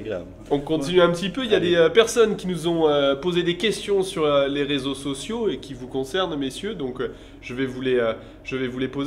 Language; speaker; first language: French; native; French